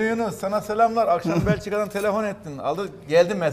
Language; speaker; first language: Turkish; native; Turkish